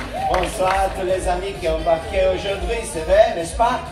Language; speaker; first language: French; non-native, learner; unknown